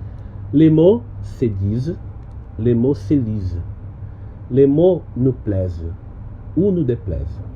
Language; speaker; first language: French; non-native, learner; Portuguese